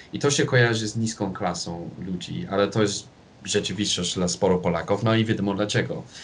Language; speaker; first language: Polish; non-native, fluent; English